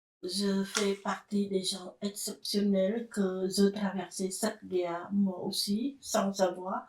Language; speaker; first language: French; non-native, fluent; Khmer